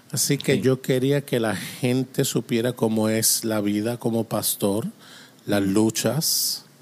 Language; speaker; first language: Spanish; non-native, fluent; English